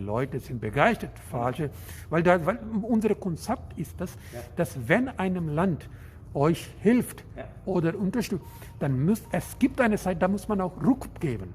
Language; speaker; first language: German; non-native, learner; Urdu